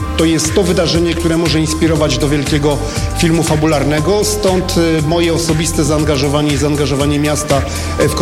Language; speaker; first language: Polish; native; Polish